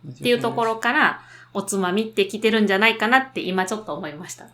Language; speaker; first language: Japanese; native; Japanese